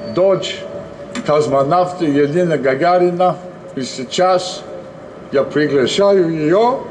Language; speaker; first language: Russian; non-native, fluent; English